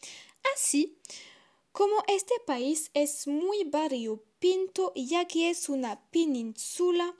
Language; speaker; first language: Spanish; non-native, learner; French